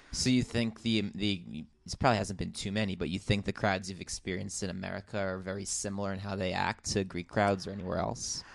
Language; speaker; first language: English; native; English